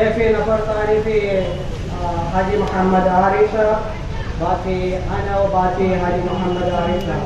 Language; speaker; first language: Arabic; non-native, learner; Urdu